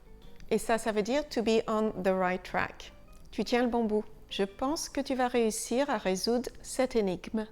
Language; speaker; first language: French; native; French